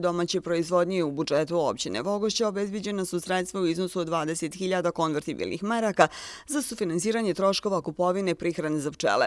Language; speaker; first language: Bosnian; native; Bosnian